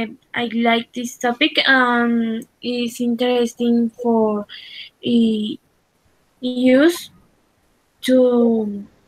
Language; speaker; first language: English; non-native, learner; Spanish